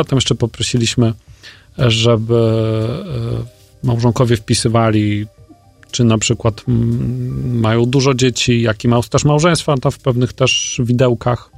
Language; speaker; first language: Polish; native; Polish